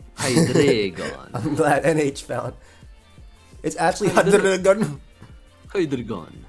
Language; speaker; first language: English; native; English